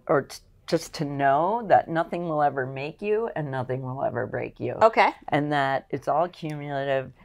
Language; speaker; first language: English; native; English